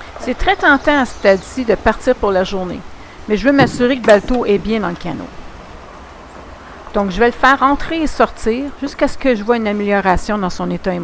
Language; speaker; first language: French; native; French